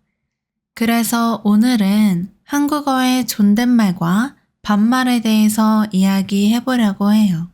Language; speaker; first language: Korean; native; Korean